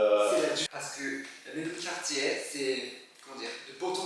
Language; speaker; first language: French; non-native, learner; Japanese